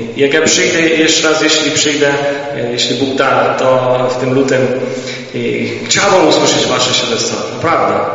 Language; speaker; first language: Polish; early bilingual, heritage; Polish